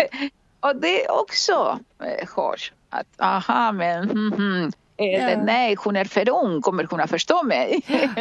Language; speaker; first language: Swedish; non-native, fluent; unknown